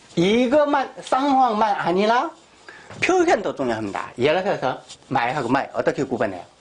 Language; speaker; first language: Korean; non-native, fluent; Chinese